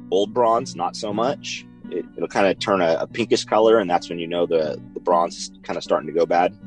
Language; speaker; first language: English; native; English